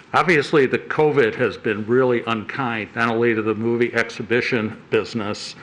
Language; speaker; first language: English; native; English